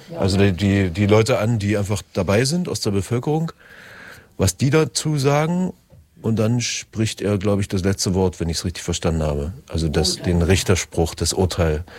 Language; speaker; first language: German; native; German